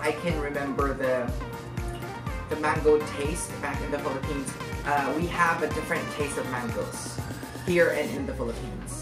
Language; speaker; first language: English; non-native, local second language; Filipino